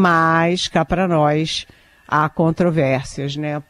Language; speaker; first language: Portuguese; native; Portuguese